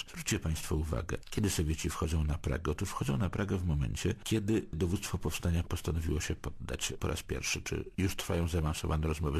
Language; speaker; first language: Polish; native; Polish